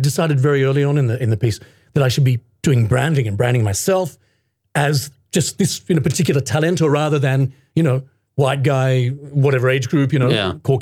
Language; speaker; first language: English; native; English